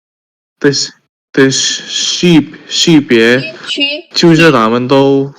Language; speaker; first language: Chinese; non-native, learner; Indonesian